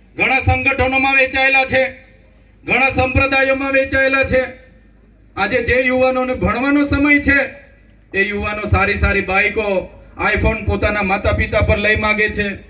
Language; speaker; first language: Gujarati; non-native, local second language; Vasavi